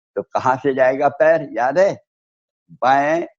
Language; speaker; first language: Hindi; non-native, local second language; Marathi